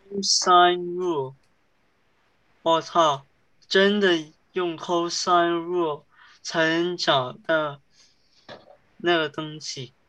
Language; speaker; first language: Chinese; early bilingual, heritage; Chinese